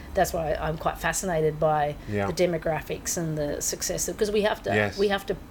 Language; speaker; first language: English; native; English